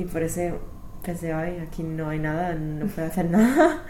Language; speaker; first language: Spanish; non-native, fluent; English